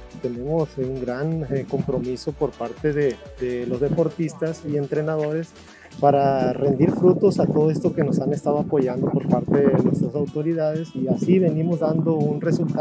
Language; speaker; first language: Spanish; native; Spanish